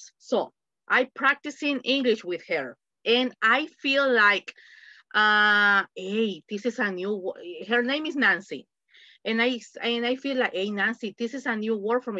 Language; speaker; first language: English; non-native, fluent; Spanish